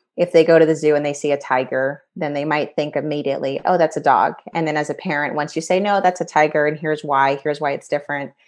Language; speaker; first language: English; native; English